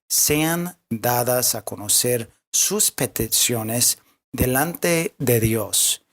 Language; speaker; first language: Spanish; non-native, fluent; English